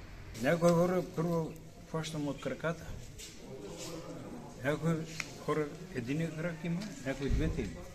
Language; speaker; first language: Bulgarian; non-native, local second language; Turkish